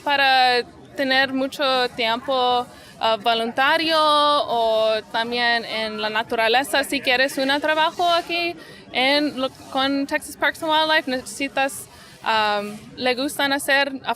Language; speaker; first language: Spanish; early bilingual, heritage; Spanish